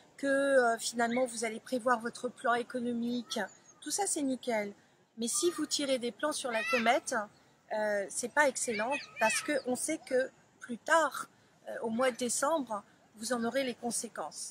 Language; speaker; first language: French; native; French